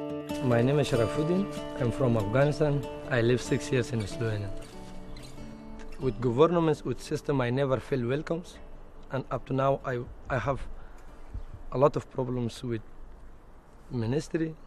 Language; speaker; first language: English; non-native, learner; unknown